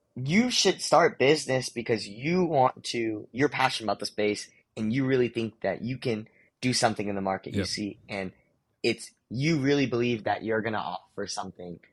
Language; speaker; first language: English; early bilingual, other home language; Hindi